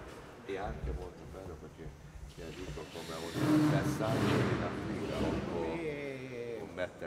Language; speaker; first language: Italian; non-native, learner; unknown